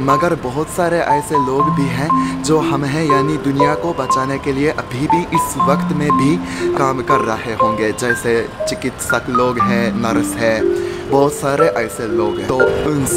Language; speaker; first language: Hindi; non-native, fluent; Japanese